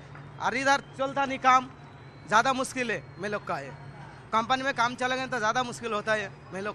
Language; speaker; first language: Hindi; non-native, local second language; Bangla